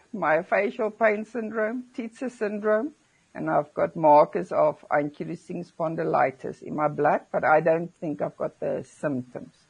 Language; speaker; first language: English; non-native, local second language; Afrikaans